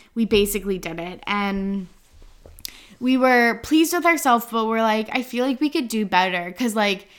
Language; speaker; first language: English; native; English